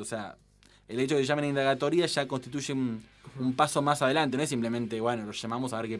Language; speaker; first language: Spanish; native; Spanish